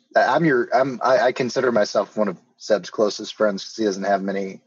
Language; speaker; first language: English; native; English